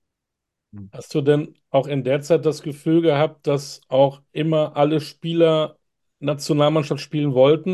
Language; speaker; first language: German; native; German